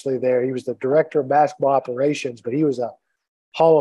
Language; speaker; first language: English; native; English